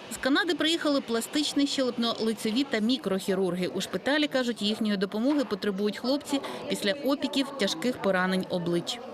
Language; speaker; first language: Ukrainian; native; Ukrainian